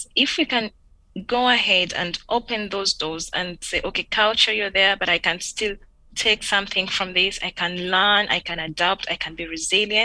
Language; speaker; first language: English; non-native, local second language; Ganda